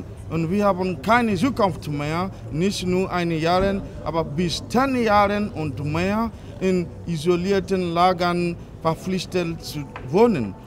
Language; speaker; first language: German; non-native, learner; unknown